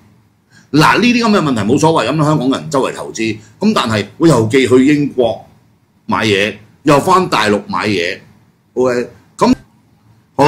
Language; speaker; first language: Cantonese; native; Cantonese